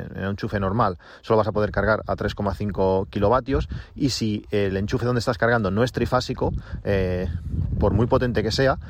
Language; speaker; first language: Spanish; native; Spanish